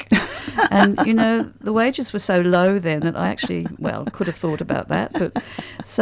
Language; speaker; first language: English; native; English